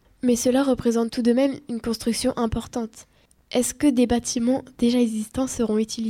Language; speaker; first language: French; native; French